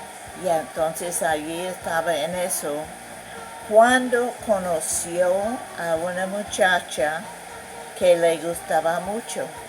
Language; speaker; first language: Spanish; non-native, fluent; English